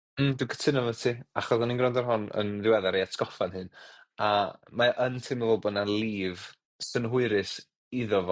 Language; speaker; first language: Welsh; native; Welsh